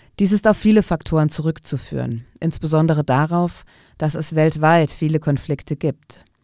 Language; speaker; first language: German; non-native, fluent; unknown